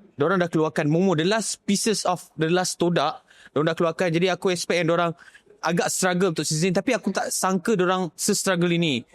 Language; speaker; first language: Malay; native; Malay